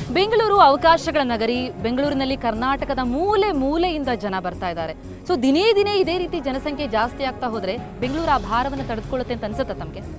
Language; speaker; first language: Kannada; native; Kannada